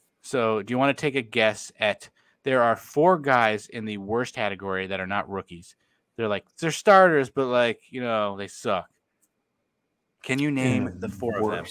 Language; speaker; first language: English; native; English